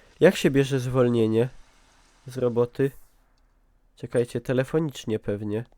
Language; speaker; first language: Polish; native; Polish